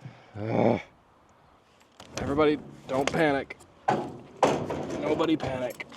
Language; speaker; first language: English; native; English